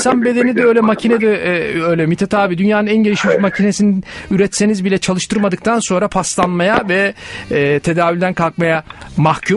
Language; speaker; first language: Turkish; native; Turkish